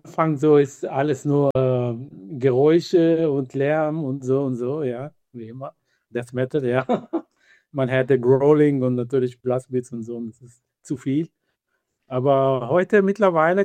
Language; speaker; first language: German; non-native, fluent; Hebrew